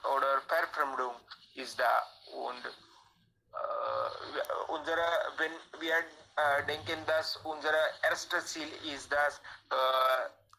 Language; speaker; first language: German; non-native, learner; Hindi